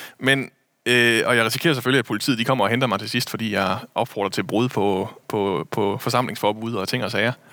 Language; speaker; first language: Danish; native; Danish